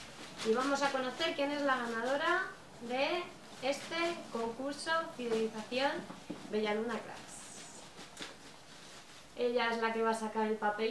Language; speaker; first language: Spanish; native; Spanish